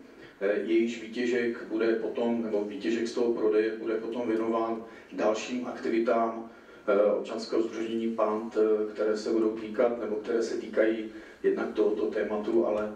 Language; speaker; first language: Czech; native; Czech